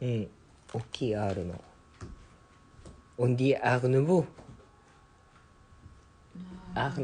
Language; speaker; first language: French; non-native, fluent; Japanese